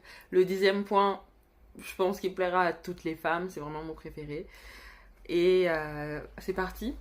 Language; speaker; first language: French; native; French